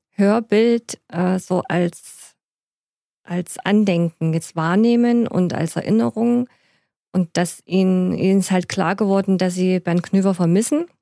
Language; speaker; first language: German; native; German